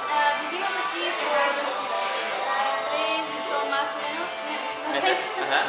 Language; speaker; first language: Spanish; non-native, learner; English